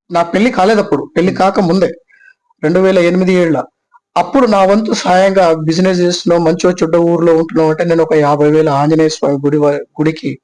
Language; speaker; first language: Telugu; non-native, local second language; Lambadi